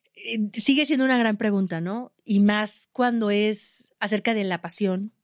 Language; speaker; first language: Spanish; native; Spanish